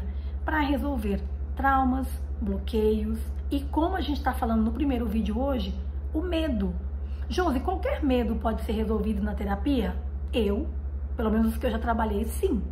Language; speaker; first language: Portuguese; native; Portuguese